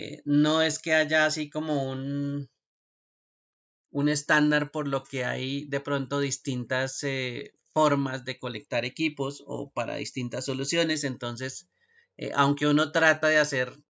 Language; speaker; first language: Spanish; native; Spanish